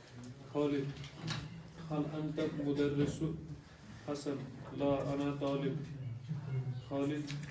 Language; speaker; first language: Arabic; non-native, learner; Urdu